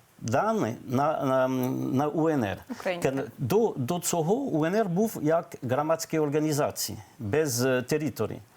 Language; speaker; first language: Ukrainian; non-native, learner; French